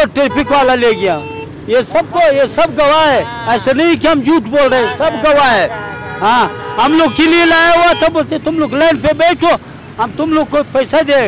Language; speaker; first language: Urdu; non-native, local second language; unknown